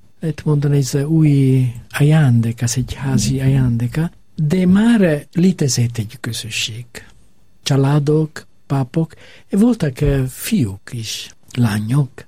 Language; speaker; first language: Hungarian; non-native, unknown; Italian